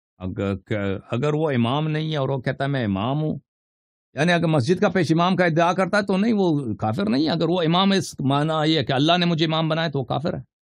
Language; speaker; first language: Urdu; non-native, fluent; Persian